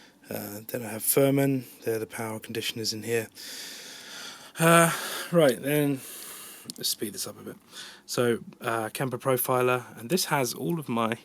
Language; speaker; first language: English; native; English